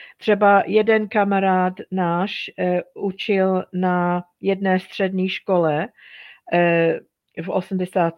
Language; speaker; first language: Czech; non-native, fluent; English